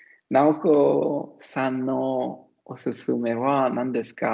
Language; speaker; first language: Japanese; non-native, learner; Italian